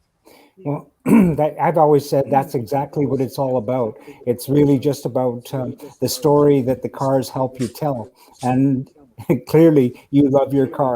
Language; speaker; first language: English; native; English